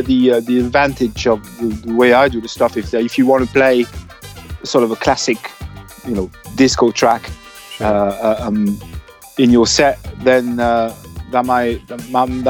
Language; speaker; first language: English; non-native, fluent; French